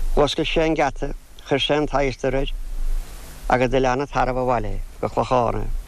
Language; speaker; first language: Irish; native; Irish